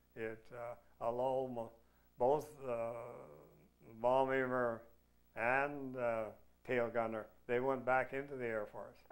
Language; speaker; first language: English; native; English